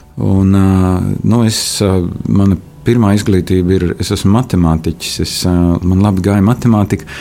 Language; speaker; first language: Latvian; native; Latvian